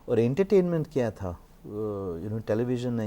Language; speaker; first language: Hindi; non-native, local second language; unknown